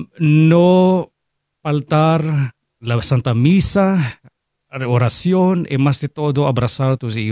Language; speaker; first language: Spanish; non-native, fluent; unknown